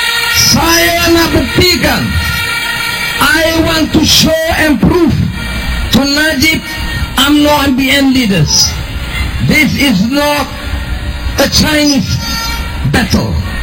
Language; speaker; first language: English; non-native, local second language; Malay